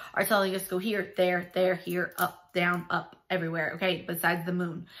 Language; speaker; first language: English; native; English